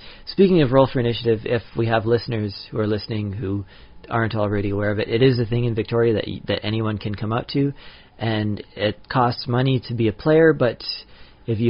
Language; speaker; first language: English; native; English